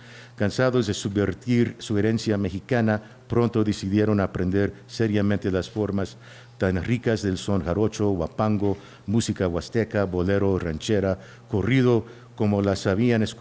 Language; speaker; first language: Spanish; early bilingual, heritage; Spanish